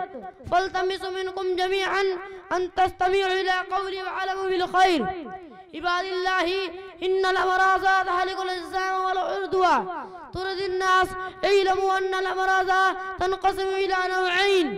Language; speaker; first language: Arabic; non-native, learner; Urdu